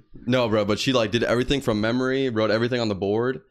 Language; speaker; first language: English; early bilingual, other home language; Spanish